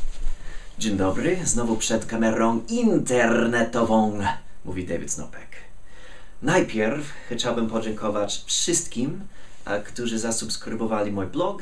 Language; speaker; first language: Polish; non-native, fluent; English